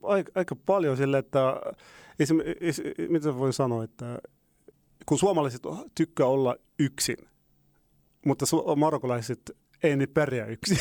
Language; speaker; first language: Finnish; non-native, fluent; Arabic